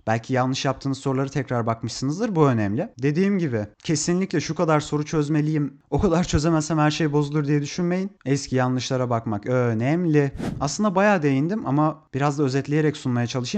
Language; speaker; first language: Turkish; native; Turkish